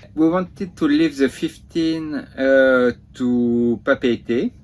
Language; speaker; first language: English; non-native, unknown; French